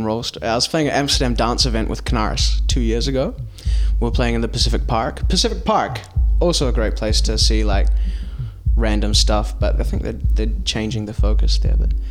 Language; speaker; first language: English; native; English